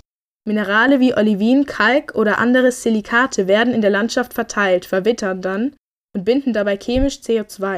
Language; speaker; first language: German; native; German